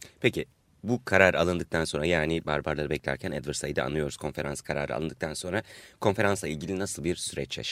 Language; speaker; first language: Turkish; native; Turkish